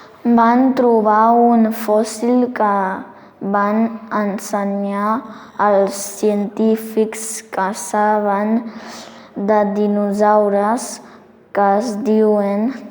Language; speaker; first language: Catalan; non-native, learner; Tamil